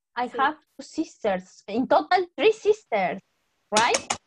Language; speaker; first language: English; non-native, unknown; Spanish